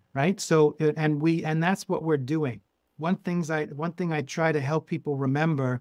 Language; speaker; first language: English; native; English